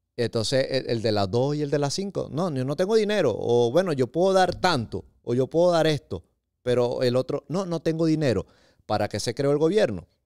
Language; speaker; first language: Spanish; native; Spanish